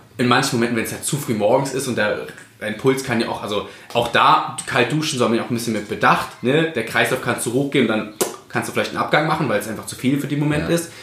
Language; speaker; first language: German; native; German